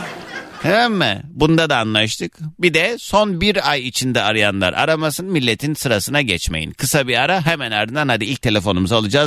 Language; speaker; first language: Turkish; native; Turkish